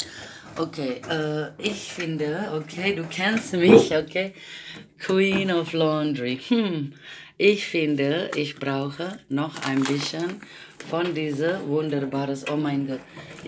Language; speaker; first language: German; non-native, fluent; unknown